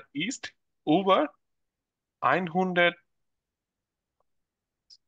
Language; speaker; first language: German; non-native, learner; Bangla